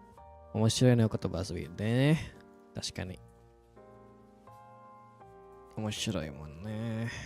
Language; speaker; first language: Japanese; non-native, fluent; Indonesian